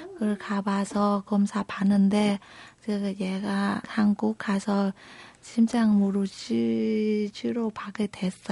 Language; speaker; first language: Korean; non-native, local second language; Vietnamese